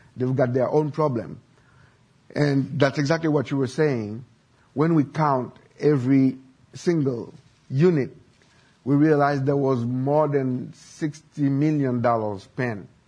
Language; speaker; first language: English; non-native, learner; Haitian Creole